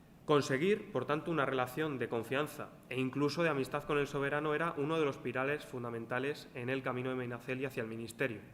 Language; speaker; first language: Spanish; native; Spanish